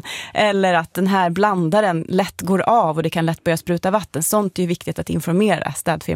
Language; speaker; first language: Swedish; native; Swedish